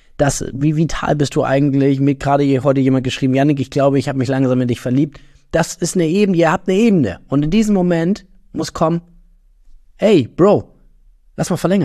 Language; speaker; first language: German; native; German